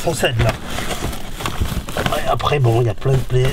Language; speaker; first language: French; native; French